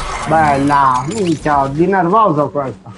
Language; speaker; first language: Italian; native; Italian